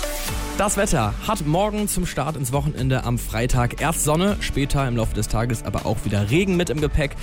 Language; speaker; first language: German; native; German